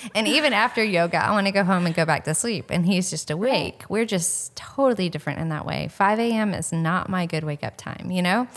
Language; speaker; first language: English; native; English